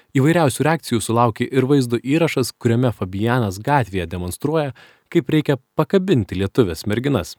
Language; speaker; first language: Lithuanian; native; Lithuanian